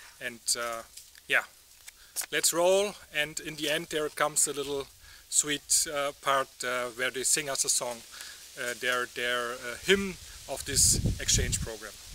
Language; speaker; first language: English; non-native, fluent; German